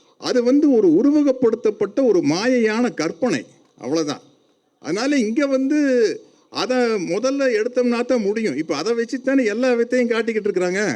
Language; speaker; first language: Tamil; native; Tamil